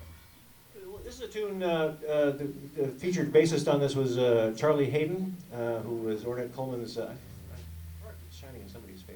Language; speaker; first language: English; native; English